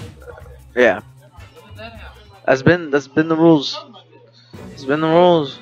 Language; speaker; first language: English; native; English